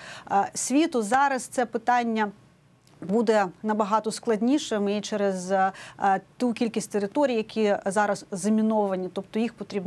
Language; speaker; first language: Ukrainian; native; Ukrainian